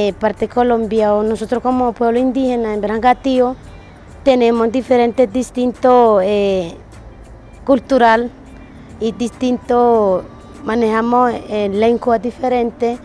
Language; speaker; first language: Spanish; non-native, local second language; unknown